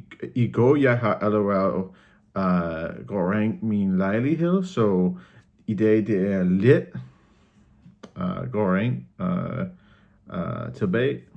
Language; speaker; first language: Danish; non-native, learner; English